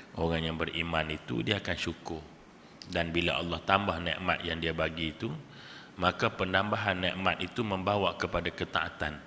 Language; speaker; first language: Malay; native; Malay